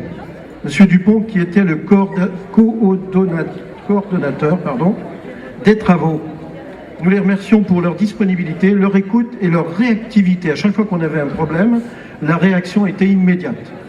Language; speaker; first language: French; native; French